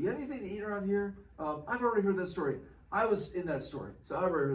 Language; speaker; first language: English; native; English